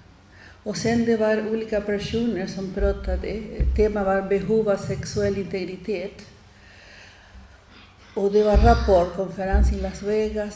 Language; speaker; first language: Swedish; non-native, fluent; Spanish